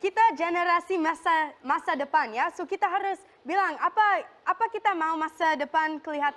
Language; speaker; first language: Indonesian; non-native, local second language; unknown